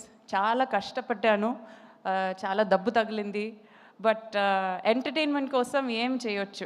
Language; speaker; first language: Telugu; non-native, fluent; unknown